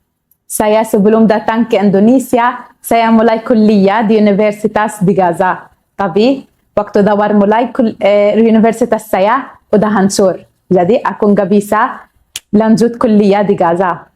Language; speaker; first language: Indonesian; non-native, learner; Arabic